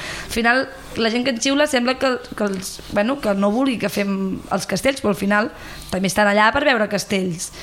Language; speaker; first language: Catalan; native; Catalan